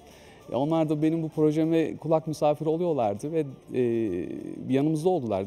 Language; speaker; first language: Turkish; native; Turkish